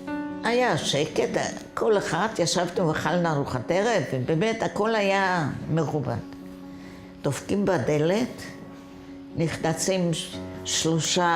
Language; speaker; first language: Hebrew; non-native, fluent; Yiddish